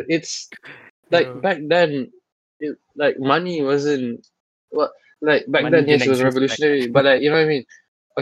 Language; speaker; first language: English; non-native, local second language; Malay